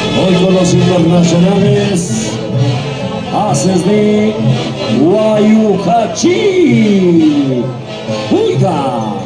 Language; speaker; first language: Spanish; native; Spanish